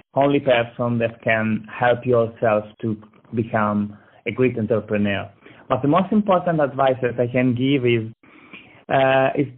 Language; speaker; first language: English; non-native, learner; Italian